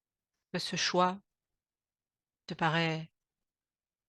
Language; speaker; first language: French; native; French